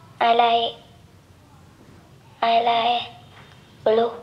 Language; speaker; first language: English; non-native, learner; Vietnamese